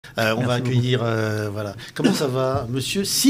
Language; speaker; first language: French; native; French